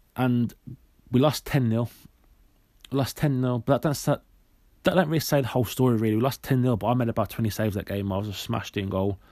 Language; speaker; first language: English; native; English